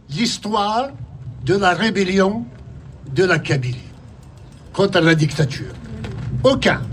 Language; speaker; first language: French; non-native, local second language; Kabyle